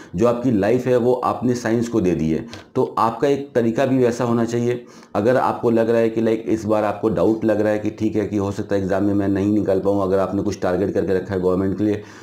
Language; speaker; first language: Hindi; native; Hindi